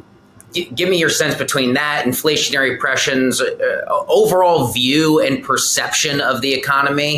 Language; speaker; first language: English; native; English